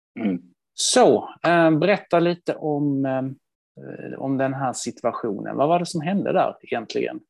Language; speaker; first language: Swedish; early bilingual, other home language; Hebrew